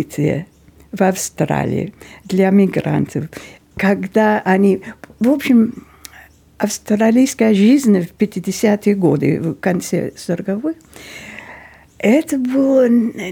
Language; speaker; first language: Russian; non-native, fluent; English